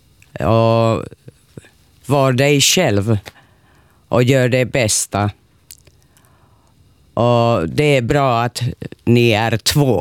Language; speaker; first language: Swedish; non-native, local second language; Finnish